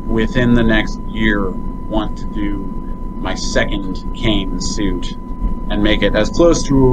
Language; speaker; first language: English; native; English